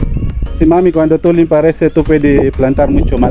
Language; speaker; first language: Spanish; non-native, learner; Filipino